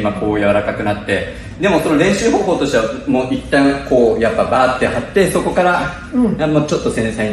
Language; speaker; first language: Japanese; native; Japanese